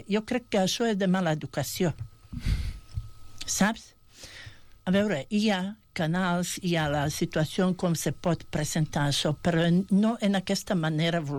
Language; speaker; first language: Catalan; non-native, fluent; Bosnian